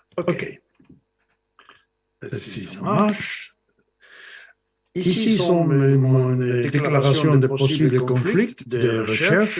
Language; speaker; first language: French; non-native, learner; Spanish